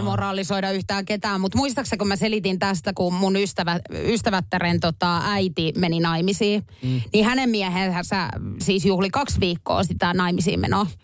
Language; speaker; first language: Finnish; native; Finnish